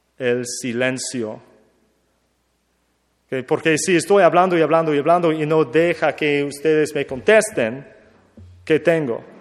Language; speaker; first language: Spanish; non-native, learner; English